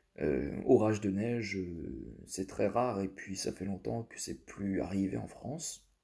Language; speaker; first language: French; native; French